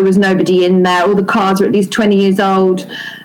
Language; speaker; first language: English; native; English